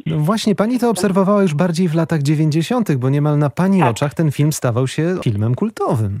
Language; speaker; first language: Polish; native; Polish